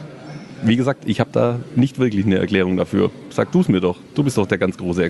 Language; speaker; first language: German; native; German